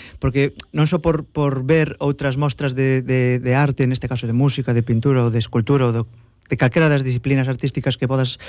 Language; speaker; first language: Galician; native; Galician